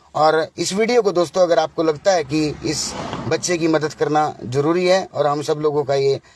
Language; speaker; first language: Hindi; native; Hindi